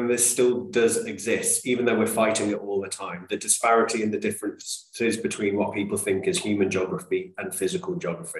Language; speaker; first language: English; native; English